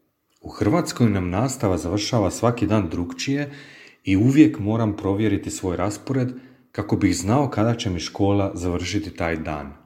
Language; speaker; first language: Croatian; early bilingual, heritage; Croatian